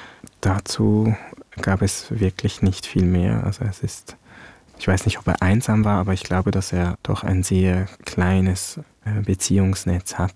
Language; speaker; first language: German; early bilingual, other home language; Vietnamese